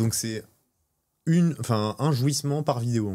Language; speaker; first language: French; native; French